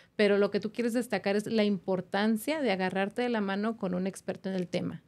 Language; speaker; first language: Spanish; native; Spanish